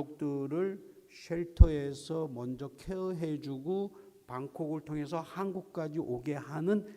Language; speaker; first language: Korean; native; Korean